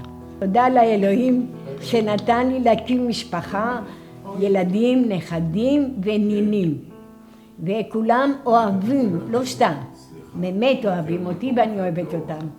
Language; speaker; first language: Hebrew; non-native, fluent; Greek